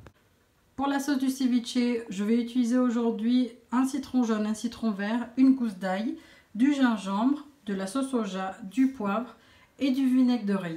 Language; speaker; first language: French; native; French